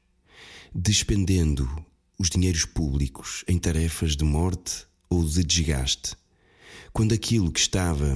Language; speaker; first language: Portuguese; native; Portuguese